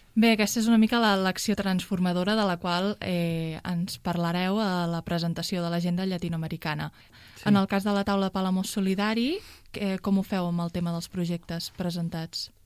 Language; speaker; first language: Catalan; native; Catalan